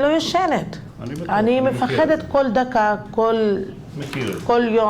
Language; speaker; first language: Hebrew; non-native, local second language; Arabic